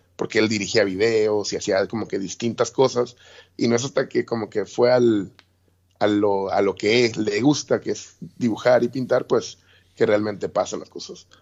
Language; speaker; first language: Spanish; native; Spanish